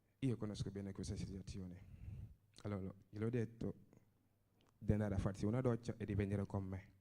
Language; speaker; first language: Italian; non-native, fluent; Wolof